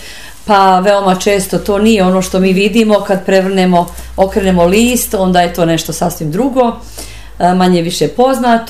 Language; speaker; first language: Croatian; native; Croatian